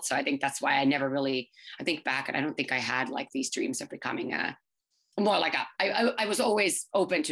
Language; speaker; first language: English; non-native, fluent; Finnish